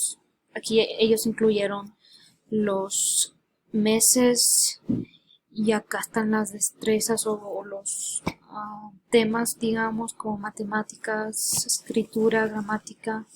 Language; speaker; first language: Spanish; early bilingual, heritage; Spanish